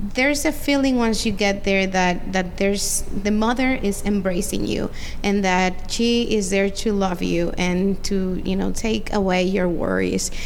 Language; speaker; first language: English; non-native, fluent; Spanish